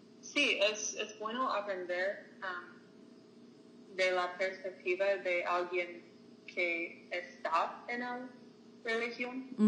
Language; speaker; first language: Spanish; non-native, learner; English